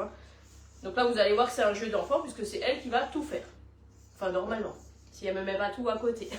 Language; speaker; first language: French; native; French